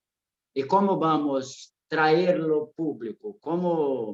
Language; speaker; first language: Spanish; non-native, fluent; Portuguese